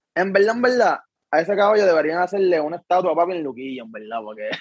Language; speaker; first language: Spanish; native; Spanish